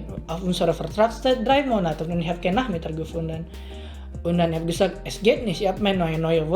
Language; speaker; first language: German; non-native, learner; Indonesian